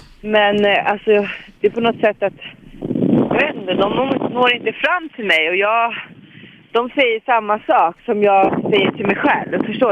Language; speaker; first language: Swedish; native; Swedish